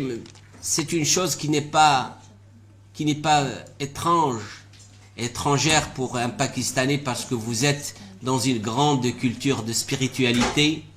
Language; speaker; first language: French; non-native, local second language; Arabic